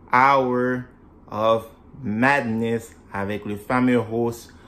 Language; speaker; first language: French; native; French